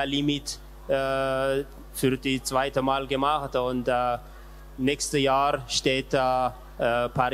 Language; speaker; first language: German; non-native, learner; Tigrinya